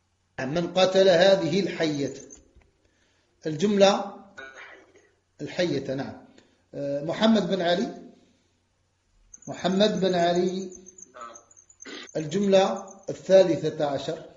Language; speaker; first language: Arabic; non-native, fluent; French